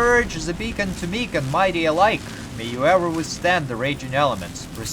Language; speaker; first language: English; native; English